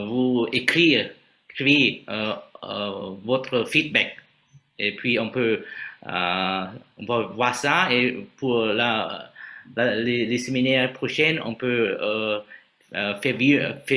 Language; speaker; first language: French; non-native, fluent; Vietnamese